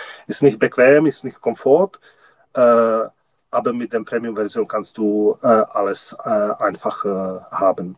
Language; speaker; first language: German; non-native, learner; Czech